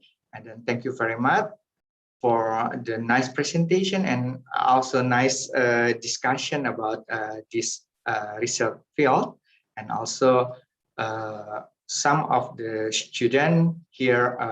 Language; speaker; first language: English; non-native, fluent; Indonesian